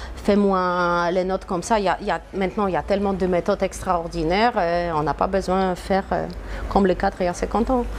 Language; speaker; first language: French; non-native, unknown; Polish